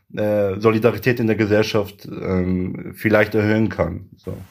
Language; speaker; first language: German; early bilingual, other home language; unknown